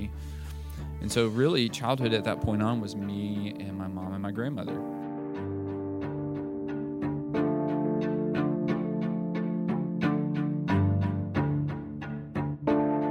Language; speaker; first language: English; native; English